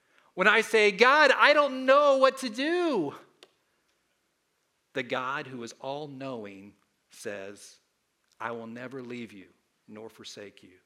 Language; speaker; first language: English; native; English